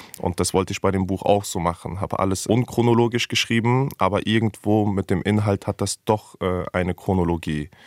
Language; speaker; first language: German; early bilingual, other home language; Persian